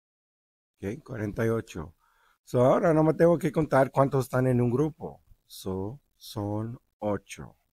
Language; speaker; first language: Spanish; early bilingual, heritage; Spanish